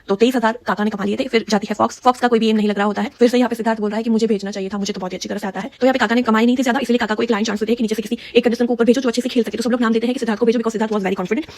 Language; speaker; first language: Hindi; native; Hindi